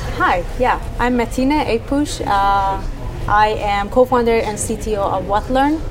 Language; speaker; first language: English; non-native, fluent; Persian